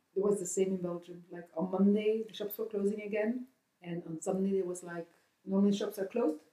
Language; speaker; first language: English; non-native, fluent; Dutch